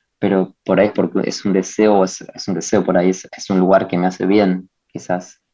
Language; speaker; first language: Spanish; native; Spanish